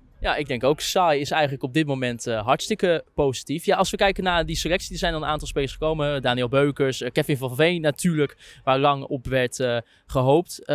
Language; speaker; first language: Dutch; native; Dutch